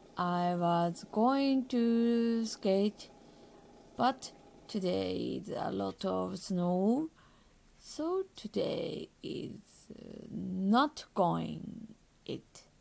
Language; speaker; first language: English; non-native, learner; Japanese